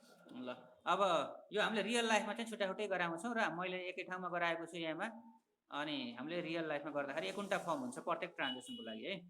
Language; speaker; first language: Nepali; native; Nepali